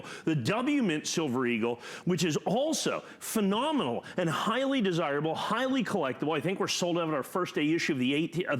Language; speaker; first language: English; native; English